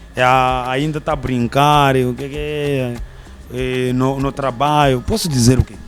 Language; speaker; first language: Portuguese; non-native, learner; Kinyarwanda